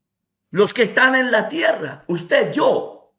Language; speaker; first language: Spanish; native; Spanish